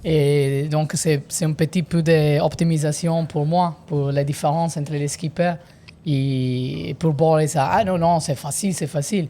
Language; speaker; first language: French; non-native, learner; Italian